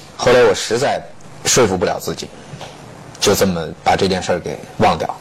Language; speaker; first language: Chinese; native; Chinese